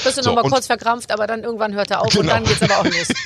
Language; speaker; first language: German; native; German